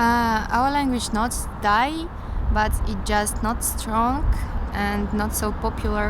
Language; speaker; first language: English; non-native, learner; Russian